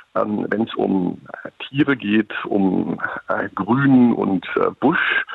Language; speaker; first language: German; native; German